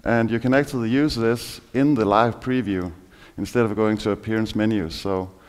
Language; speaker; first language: English; non-native, fluent; Danish